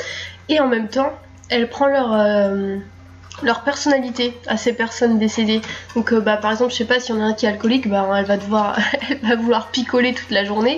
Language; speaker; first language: French; native; French